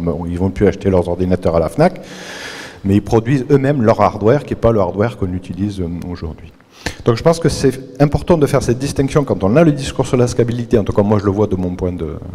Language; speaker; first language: French; native; French